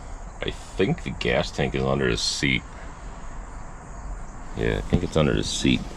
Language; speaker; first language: English; native; English